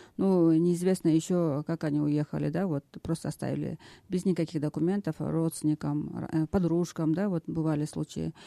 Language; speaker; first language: Russian; non-native, local second language; Kyrgyz